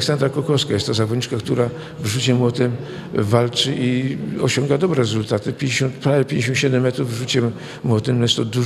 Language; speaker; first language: Polish; native; Polish